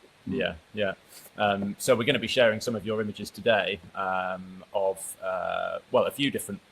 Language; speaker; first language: English; native; English